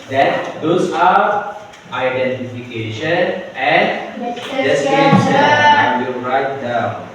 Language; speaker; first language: English; non-native, learner; Indonesian